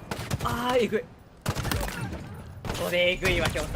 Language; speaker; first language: Japanese; non-native, learner; English